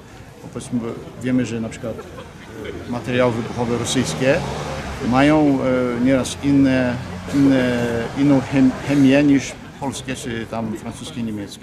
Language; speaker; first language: Polish; early bilingual, heritage; Polish